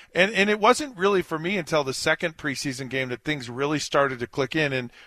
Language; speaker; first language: English; native; English